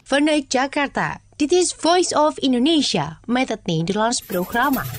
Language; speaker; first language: Dutch; non-native, fluent; Indonesian